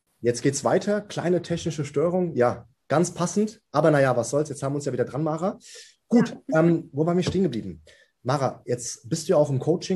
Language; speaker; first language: German; native; German